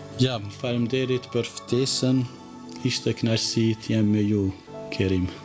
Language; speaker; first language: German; non-native, fluent; Albanian